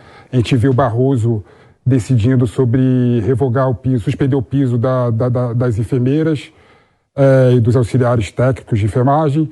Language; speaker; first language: Portuguese; native; Portuguese